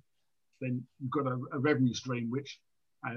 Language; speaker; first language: English; native; English